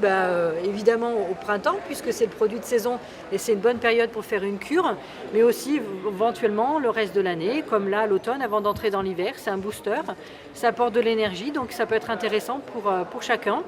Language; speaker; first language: French; native; French